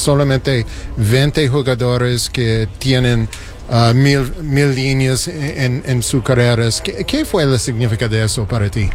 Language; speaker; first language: Spanish; non-native, fluent; English